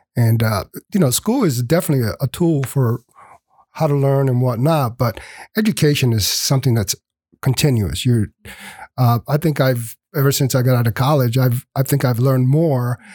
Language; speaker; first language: English; early bilingual, other home language; Spanish